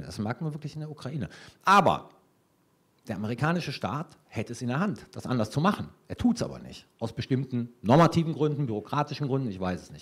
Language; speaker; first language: German; native; German